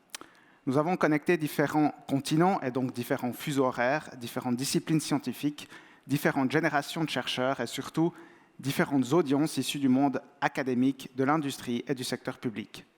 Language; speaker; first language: French; native; French